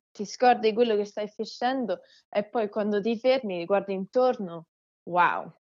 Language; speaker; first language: Italian; early bilingual, heritage; Italian